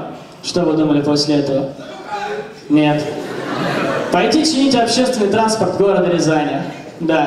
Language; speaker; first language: Russian; native; Russian